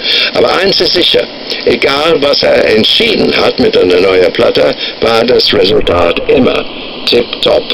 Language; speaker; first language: German; non-native, fluent; English